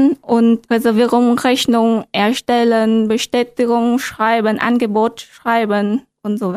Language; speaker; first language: German; non-native, learner; Vietnamese